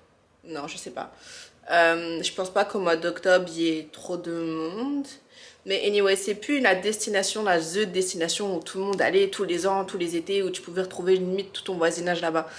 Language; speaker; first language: French; native; French